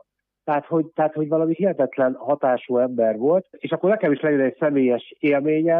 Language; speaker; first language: Hungarian; native; Hungarian